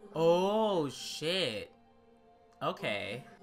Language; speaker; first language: English; native; English